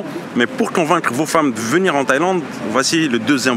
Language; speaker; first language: French; native; French